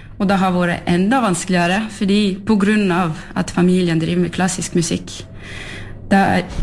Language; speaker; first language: Norwegian; non-native, fluent; French